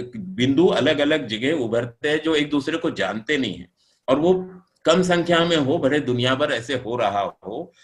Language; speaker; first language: Hindi; non-native, local second language; Marathi